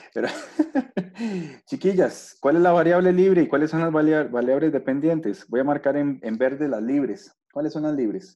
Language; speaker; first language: Spanish; native; Spanish